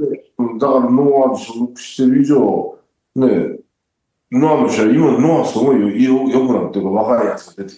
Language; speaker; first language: Japanese; native; Japanese